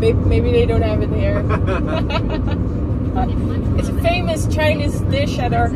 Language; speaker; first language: English; non-native, fluent; Dutch